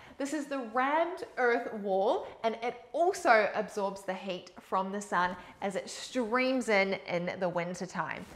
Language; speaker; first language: English; native; English